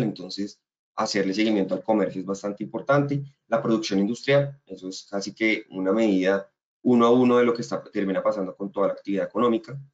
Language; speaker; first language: Spanish; native; Spanish